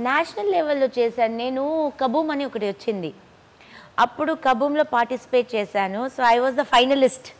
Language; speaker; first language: Telugu; non-native, local second language; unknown